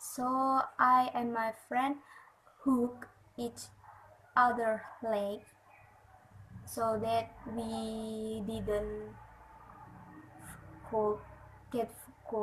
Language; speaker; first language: English; non-native, learner; Indonesian